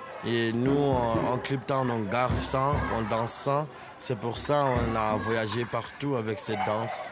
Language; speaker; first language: French; non-native, fluent; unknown